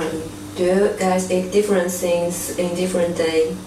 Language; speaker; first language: English; non-native, learner; Chinese